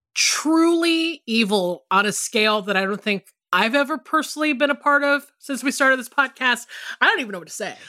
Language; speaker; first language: English; native; English